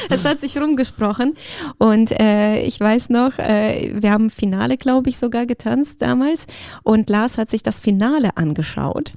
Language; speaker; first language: German; early bilingual, other home language; Russian